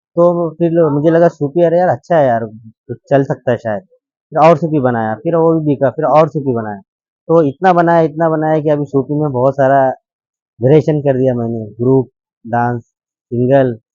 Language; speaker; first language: Hindi; native; Hindi